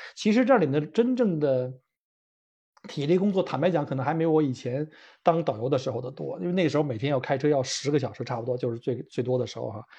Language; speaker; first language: Chinese; native; Chinese